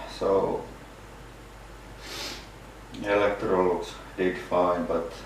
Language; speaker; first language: English; non-native, fluent; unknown